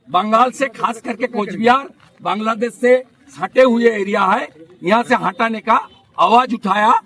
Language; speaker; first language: Hindi; non-native, local second language; Bangla